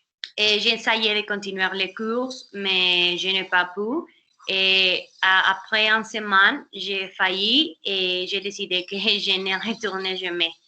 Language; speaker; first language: French; non-native, learner; Spanish